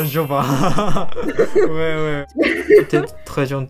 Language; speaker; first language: French; non-native, fluent; Japanese